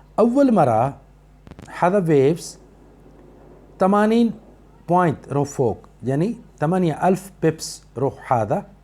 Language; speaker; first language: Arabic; non-native, learner; Urdu